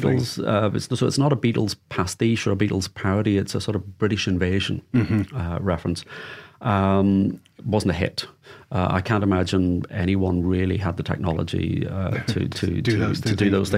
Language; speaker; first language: English; native; English